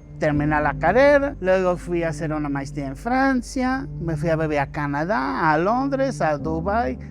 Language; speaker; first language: Spanish; non-native, fluent; English